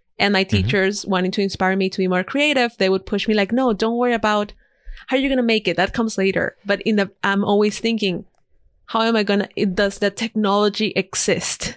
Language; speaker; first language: English; non-native, fluent; Spanish